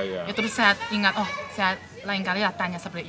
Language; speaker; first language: Indonesian; non-native, fluent; Chinese